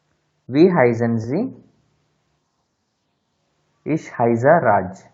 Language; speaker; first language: German; non-native, fluent; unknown